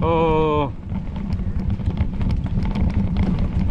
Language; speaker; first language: French; non-native, learner; Persian